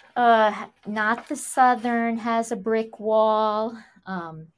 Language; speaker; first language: English; native; English